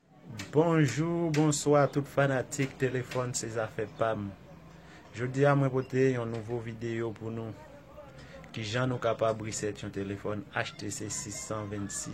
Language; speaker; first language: French; non-native, learner; Haitian Creole